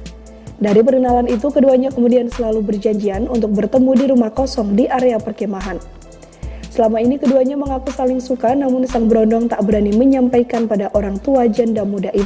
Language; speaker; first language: Indonesian; native; Indonesian